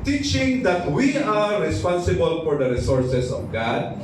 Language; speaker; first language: English; non-native, local second language; Filipino